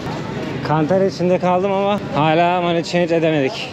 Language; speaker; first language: Turkish; native; Turkish